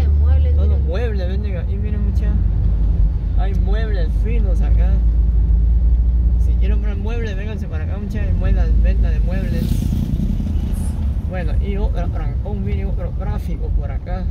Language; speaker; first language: Spanish; native; Spanish